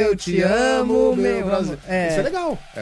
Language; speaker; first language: Portuguese; native; Portuguese